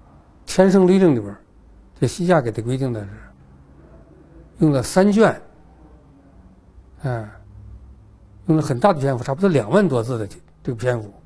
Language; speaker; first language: Chinese; native; Chinese